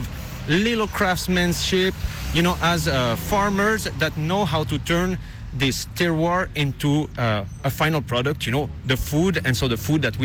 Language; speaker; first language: English; non-native, fluent; Dutch